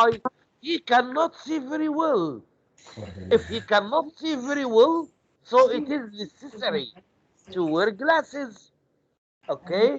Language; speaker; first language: English; non-native, fluent; Arabic